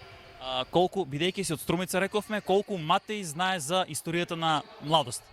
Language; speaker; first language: Macedonian; native; Macedonian